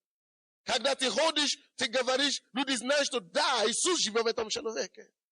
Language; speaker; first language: Russian; non-native, fluent; Yoruba